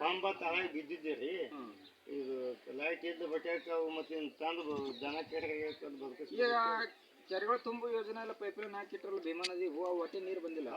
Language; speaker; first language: Kannada; native; Kannada